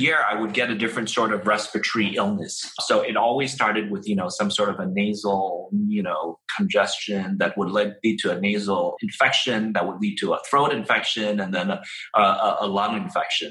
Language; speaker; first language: English; non-native, local second language; Cantonese